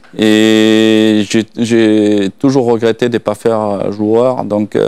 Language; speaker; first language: French; non-native, fluent; Slovak